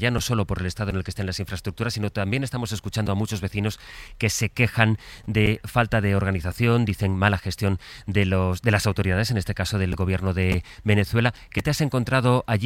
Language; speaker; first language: Spanish; native; Spanish